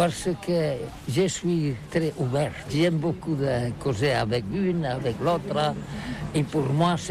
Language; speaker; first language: French; non-native, learner; Catalan